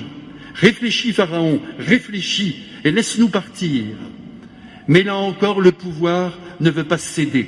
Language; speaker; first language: French; native; French